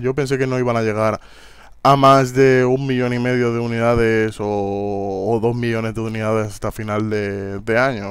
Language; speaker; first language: Spanish; native; Spanish